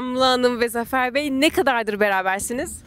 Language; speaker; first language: Turkish; native; Turkish